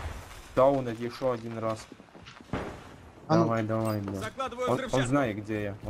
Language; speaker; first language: Russian; non-native, local second language; Latvian